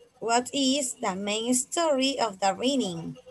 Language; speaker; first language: English; non-native, fluent; Spanish